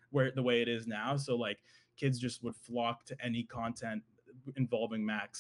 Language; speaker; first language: English; native; English